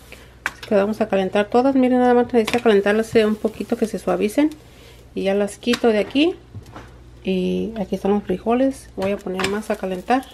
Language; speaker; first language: Spanish; native; Spanish